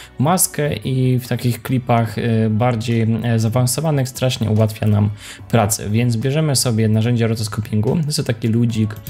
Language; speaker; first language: Polish; native; Polish